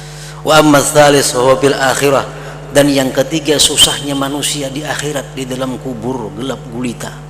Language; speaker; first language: Indonesian; non-native, local second language; Banjar